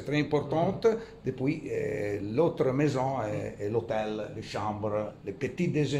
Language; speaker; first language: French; non-native, learner; Italian